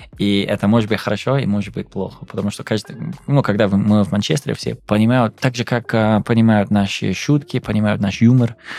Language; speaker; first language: Russian; non-native, fluent; English